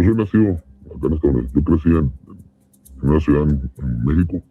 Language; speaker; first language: Spanish; native; Spanish